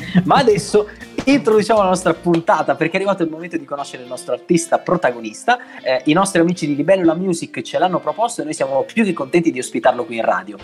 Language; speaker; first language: Italian; native; Italian